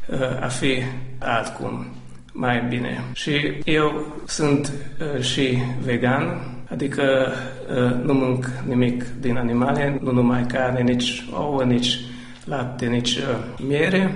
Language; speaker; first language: Romanian; non-native, local second language; Hungarian